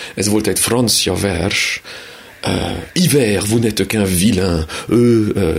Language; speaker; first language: Hungarian; early bilingual, other home language; French